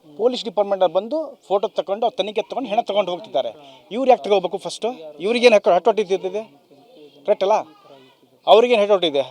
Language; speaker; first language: Kannada; non-native, local second language; Lambadi